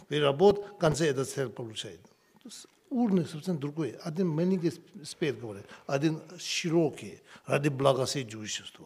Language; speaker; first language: Russian; non-native, learner; Tibetan